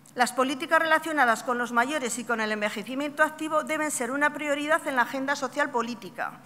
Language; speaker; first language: Spanish; native; Spanish